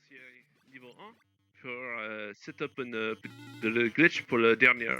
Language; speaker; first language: French; non-native, learner; English